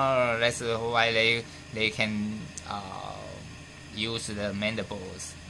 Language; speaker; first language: English; non-native, fluent; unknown